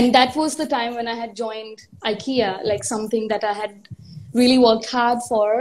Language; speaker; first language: English; non-native, local second language; Hindi